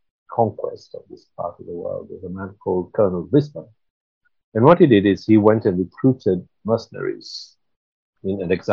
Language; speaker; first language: English; non-native, local second language; Swahili